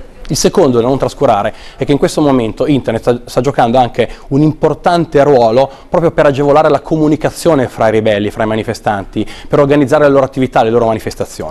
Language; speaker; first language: Italian; native; Italian